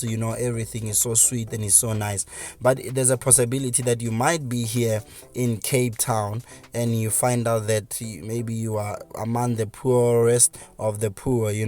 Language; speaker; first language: English; non-native, local second language; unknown